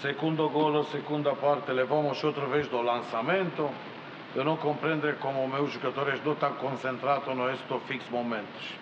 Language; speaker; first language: Portuguese; non-native, learner; Romanian